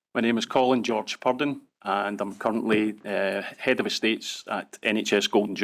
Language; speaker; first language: English; native; English